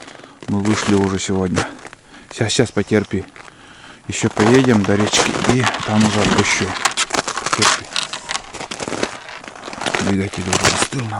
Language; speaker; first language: Russian; native; Russian